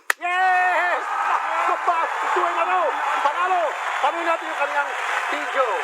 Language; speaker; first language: Filipino; native; Filipino